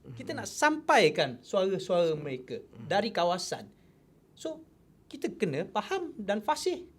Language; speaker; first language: Malay; non-native, local second language; Chinese